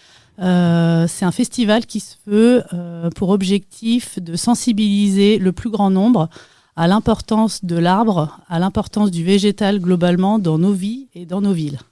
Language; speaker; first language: French; native; French